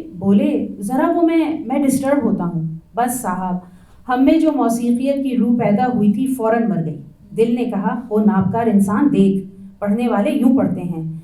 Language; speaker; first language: Urdu; native; Urdu